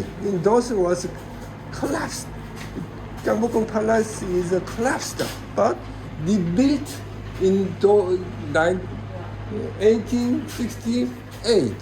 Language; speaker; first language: English; non-native, learner; Korean